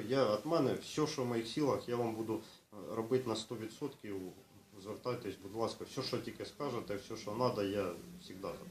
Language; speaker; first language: Ukrainian; non-native, local second language; Russian